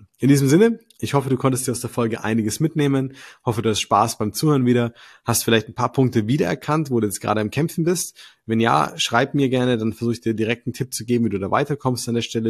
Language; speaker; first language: German; native; German